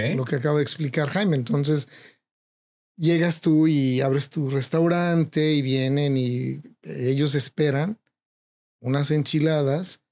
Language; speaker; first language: Spanish; native; Spanish